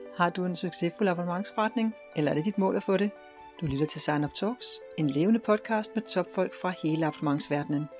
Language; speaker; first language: Danish; native; Danish